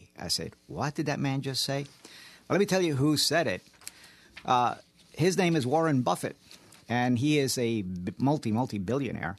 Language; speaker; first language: English; early bilingual, other home language; Spanish